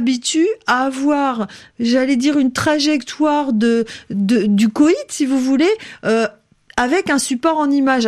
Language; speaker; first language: French; native; French